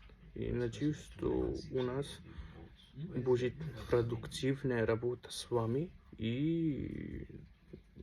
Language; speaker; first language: Russian; non-native, local second language; Hindi